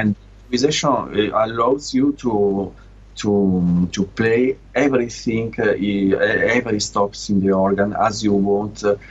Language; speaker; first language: English; non-native, learner; Italian